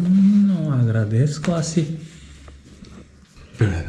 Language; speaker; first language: Spanish; non-native, learner; Japanese